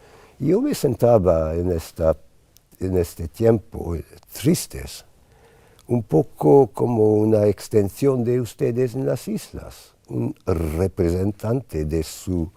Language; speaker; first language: Spanish; non-native, fluent; English